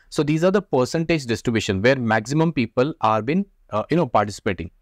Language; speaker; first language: English; non-native, local second language; Hindi